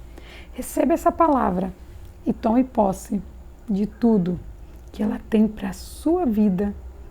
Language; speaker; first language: Portuguese; native; Portuguese